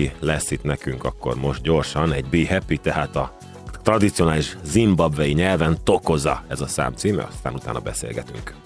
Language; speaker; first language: Hungarian; native; Hungarian